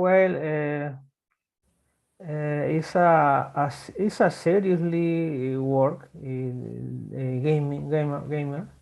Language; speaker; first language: English; non-native, learner; Spanish